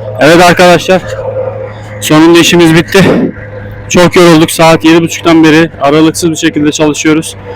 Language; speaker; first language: Turkish; native; Turkish